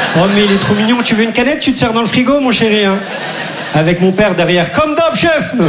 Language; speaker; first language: French; early bilingual, other home language; Turkish